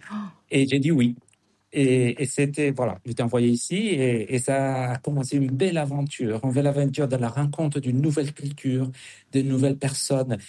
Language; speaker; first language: French; non-native, fluent; Spanish